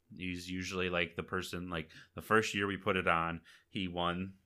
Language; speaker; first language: English; native; English